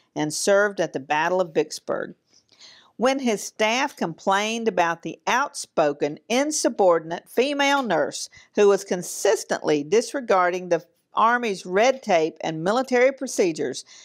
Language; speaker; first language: English; native; English